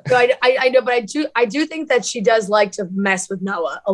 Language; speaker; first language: English; native; English